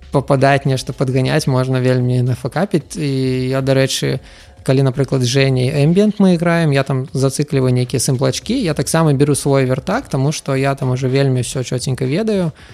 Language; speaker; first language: Belarusian; non-native, local second language; Russian